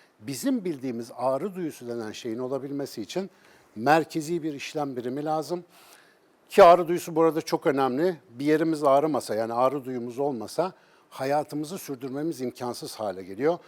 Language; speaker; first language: Turkish; native; Turkish